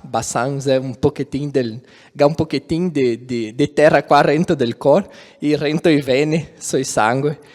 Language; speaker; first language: Italian; non-native, learner; Portuguese